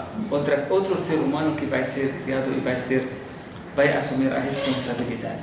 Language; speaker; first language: Portuguese; non-native, fluent; Arabic